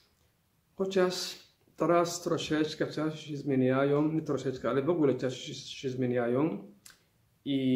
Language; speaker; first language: Polish; non-native, fluent; Somali